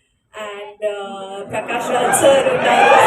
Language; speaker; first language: Telugu; non-native, learner; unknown